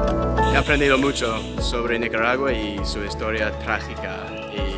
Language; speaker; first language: Spanish; non-native, fluent; English